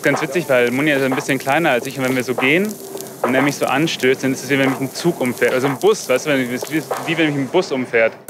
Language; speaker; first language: German; native; German